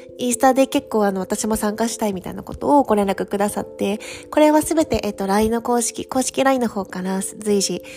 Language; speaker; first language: Japanese; native; Japanese